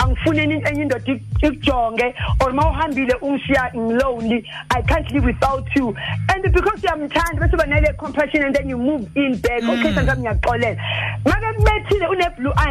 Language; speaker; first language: English; non-native, local second language; Xhosa